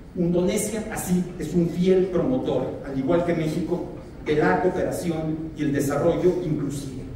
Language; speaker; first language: Spanish; native; Spanish